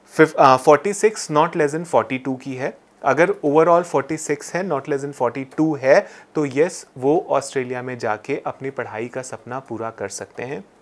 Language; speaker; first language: Hindi; native; Hindi